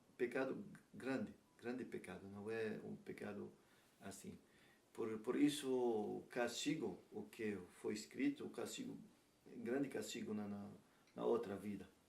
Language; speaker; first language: Portuguese; non-native, learner; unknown